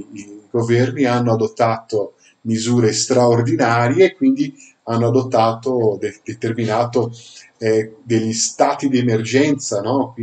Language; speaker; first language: Italian; non-native, fluent; Portuguese